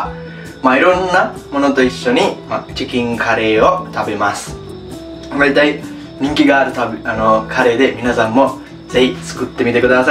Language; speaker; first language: Japanese; non-native, fluent; Sinhala